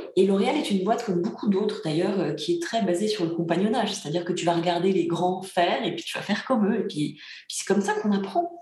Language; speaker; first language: French; early bilingual, other home language; Bulgarian